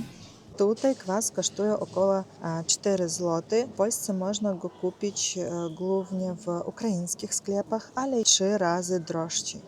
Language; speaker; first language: Polish; non-native, learner; Russian